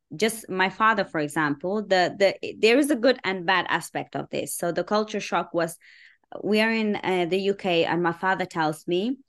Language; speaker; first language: English; early bilingual, other home language; Persian